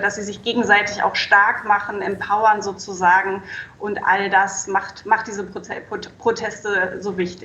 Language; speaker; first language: German; native; German